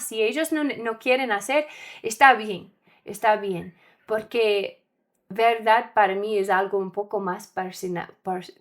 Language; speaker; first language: Spanish; non-native, learner; English